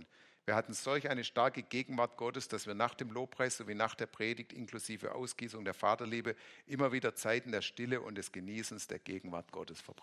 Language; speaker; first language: German; native; German